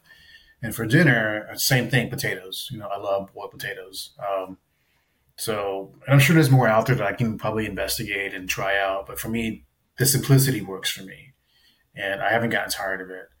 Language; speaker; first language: English; native; English